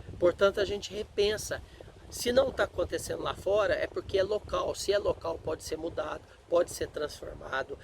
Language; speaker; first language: Portuguese; native; Portuguese